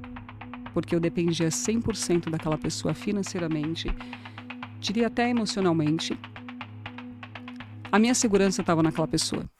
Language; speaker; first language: Portuguese; native; Portuguese